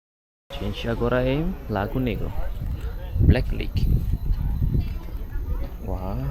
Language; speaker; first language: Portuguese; non-native, learner; Indonesian